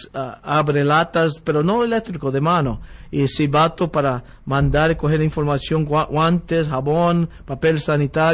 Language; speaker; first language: Spanish; early bilingual, heritage; Spanish